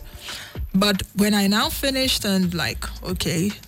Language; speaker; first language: English; non-native, local second language; Igbo